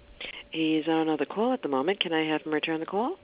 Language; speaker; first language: English; native; English